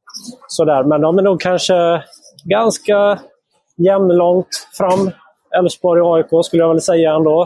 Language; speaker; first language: Swedish; native; Swedish